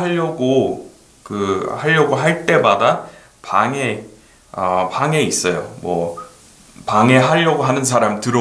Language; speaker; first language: Korean; non-native, fluent; English